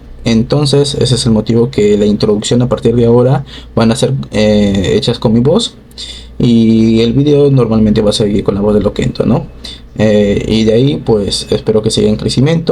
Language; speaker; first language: Spanish; native; Spanish